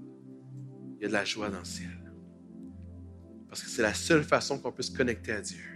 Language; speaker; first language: French; native; French